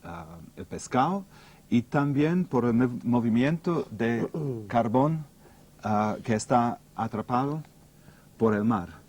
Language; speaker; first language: Spanish; non-native, fluent; English